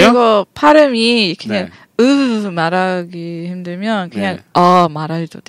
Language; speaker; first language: Korean; non-native, learner; English